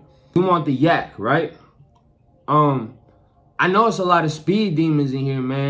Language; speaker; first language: English; native; English